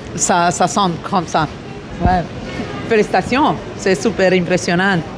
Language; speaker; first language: French; non-native, fluent; Romanian